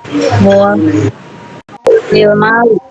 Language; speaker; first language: Arabic; non-native, learner; Indonesian